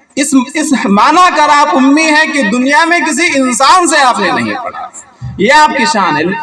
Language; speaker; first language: Urdu; native; Urdu